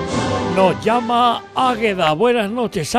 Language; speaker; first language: Spanish; native; Spanish